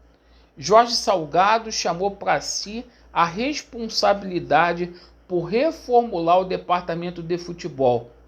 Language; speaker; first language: Portuguese; native; Portuguese